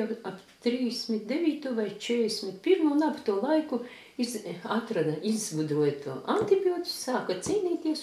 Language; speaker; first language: Latvian; early bilingual, heritage; Latvian